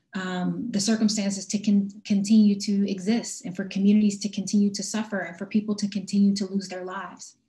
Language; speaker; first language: English; native; English